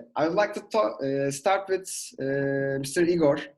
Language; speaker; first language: English; non-native, fluent; Turkish